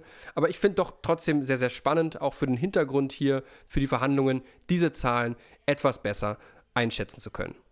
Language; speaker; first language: German; native; German